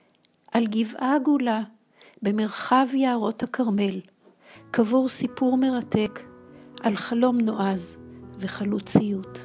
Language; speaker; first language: Hebrew; native; Hebrew